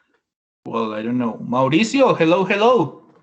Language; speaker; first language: English; non-native, learner; Spanish